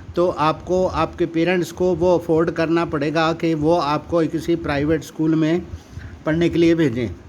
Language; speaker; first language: Hindi; non-native, local second language; Punjabi